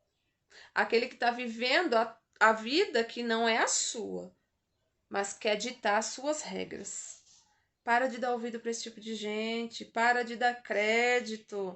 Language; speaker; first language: Portuguese; native; Portuguese